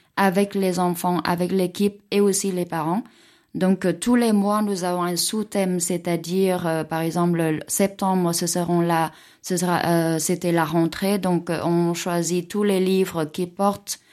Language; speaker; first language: French; non-native, fluent; Vietnamese